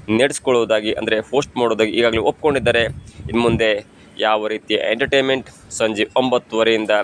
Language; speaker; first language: Kannada; native; Kannada